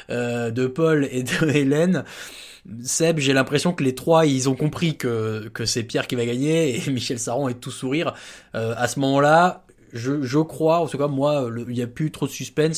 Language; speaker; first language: French; native; French